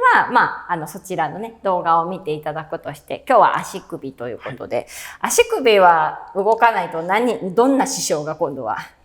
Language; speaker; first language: Japanese; native; Japanese